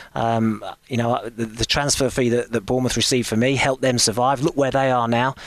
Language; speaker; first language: English; native; English